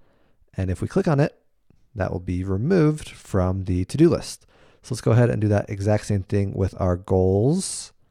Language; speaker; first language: English; native; English